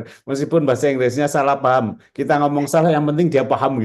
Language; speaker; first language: Indonesian; native; Indonesian